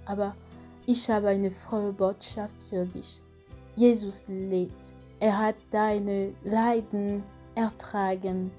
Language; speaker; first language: German; non-native, fluent; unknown